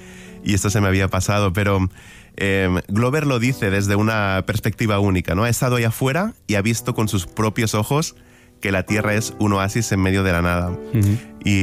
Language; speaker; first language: Spanish; native; Spanish